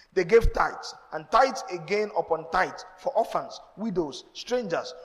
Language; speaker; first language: English; non-native, local second language; Yoruba